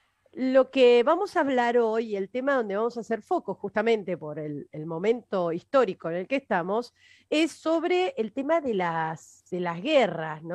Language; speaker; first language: Spanish; native; Spanish